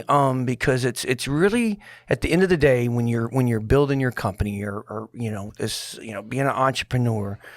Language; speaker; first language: English; native; English